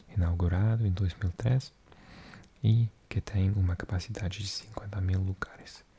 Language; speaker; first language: Portuguese; non-native, learner; English